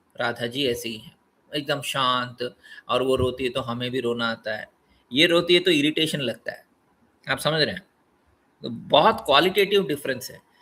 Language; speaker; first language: Hindi; non-native, local second language; Telugu